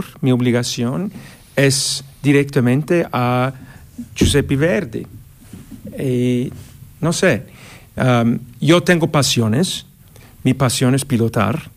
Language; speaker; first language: Spanish; non-native, learner; English